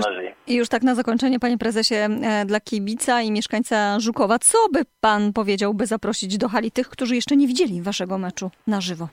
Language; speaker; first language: Polish; native; Polish